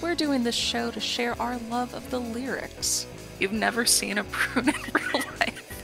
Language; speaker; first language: English; native; English